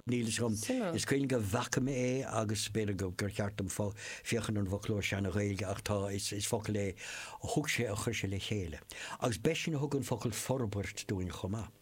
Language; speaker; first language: Irish; non-native, local second language; English